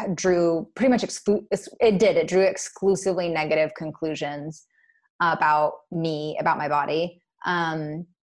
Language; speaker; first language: English; native; English